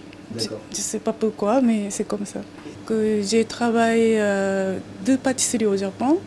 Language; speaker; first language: French; non-native, learner; Japanese